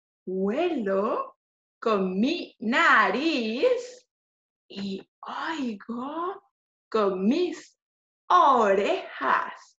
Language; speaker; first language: Spanish; non-native, fluent; English